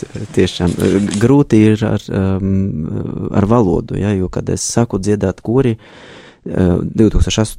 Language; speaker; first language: Latvian; non-native, fluent; Russian